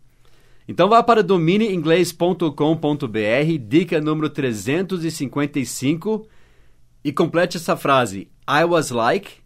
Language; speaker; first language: Portuguese; non-native, fluent; English